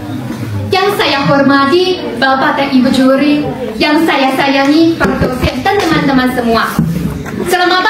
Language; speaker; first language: Indonesian; non-native, learner; Chinese